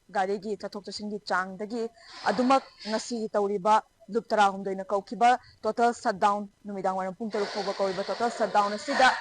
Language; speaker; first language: Manipuri; native; Manipuri